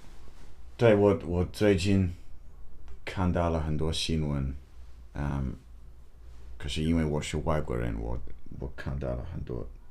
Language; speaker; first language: Chinese; non-native, learner; English